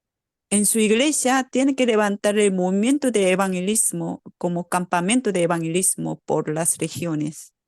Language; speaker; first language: Spanish; non-native, fluent; Korean